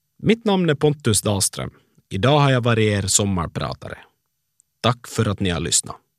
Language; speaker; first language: Swedish; native; Swedish